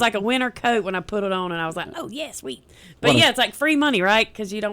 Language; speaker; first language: English; native; English